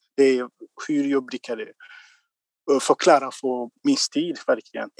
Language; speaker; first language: Swedish; non-native, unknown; Kinyarwanda